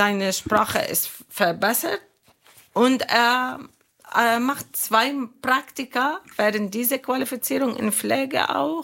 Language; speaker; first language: German; non-native, fluent; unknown